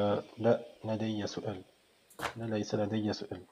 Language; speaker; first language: Arabic; non-native, learner; French